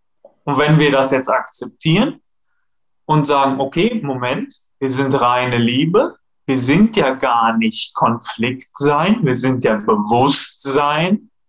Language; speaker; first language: German; non-native, fluent; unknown